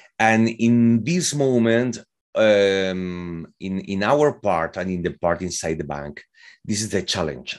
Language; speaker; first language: English; non-native, fluent; Spanish